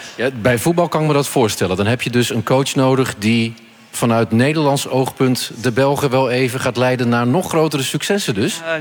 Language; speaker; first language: Dutch; native; Dutch